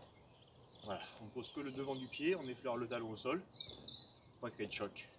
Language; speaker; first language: French; native; French